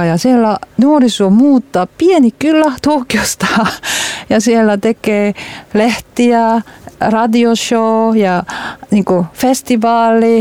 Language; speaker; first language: Finnish; non-native, learner; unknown